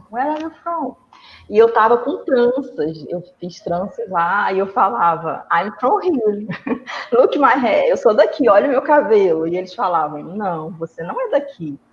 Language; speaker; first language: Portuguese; native; Portuguese